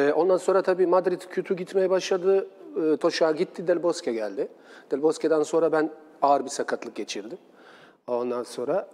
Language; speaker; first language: Turkish; non-native, fluent; Bosnian